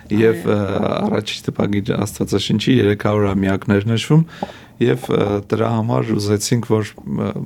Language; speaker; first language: Armenian; native; Armenian